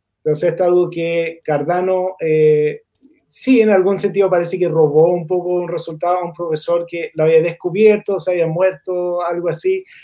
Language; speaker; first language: Spanish; non-native, fluent; English